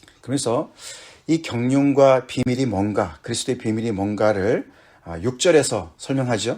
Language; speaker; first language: Korean; native; Korean